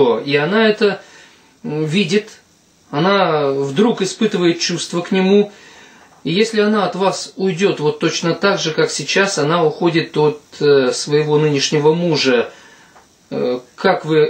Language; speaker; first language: Russian; native; Russian